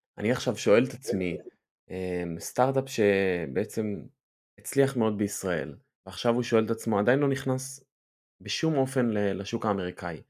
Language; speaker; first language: Hebrew; native; Hebrew